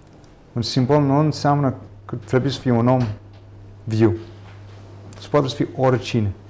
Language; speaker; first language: Romanian; non-native, fluent; English